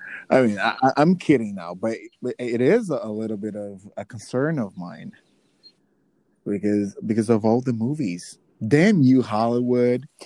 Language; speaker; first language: English; non-native, fluent; Portuguese